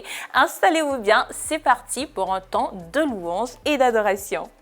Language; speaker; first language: French; native; French